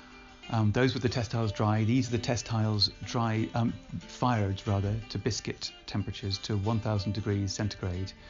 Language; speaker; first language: English; native; English